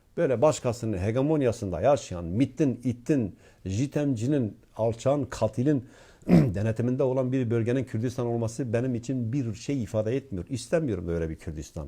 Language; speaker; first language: Turkish; non-native, local second language; Kurdish